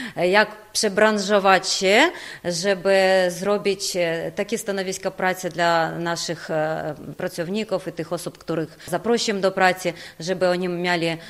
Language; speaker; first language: Polish; non-native, fluent; Ukrainian